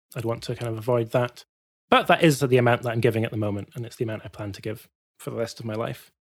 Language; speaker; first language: English; native; English